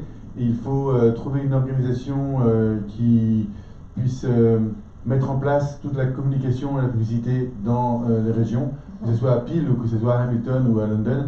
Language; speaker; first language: French; native; French